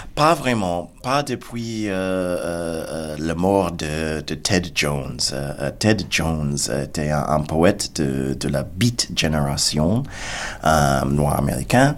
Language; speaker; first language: French; non-native, fluent; English